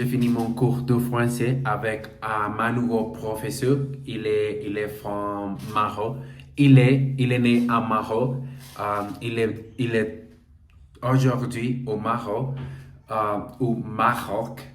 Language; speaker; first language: French; non-native, learner; Portuguese